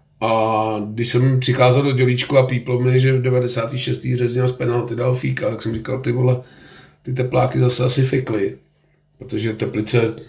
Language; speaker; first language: Czech; native; Czech